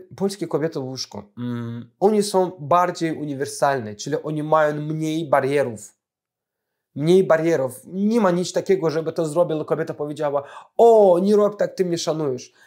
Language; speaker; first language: Polish; non-native, fluent; Azerbaijani